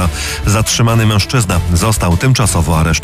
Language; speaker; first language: Polish; native; Polish